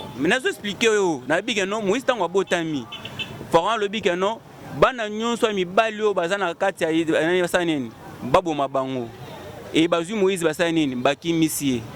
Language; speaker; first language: Lingala; non-native, local second language; Luba-Lulua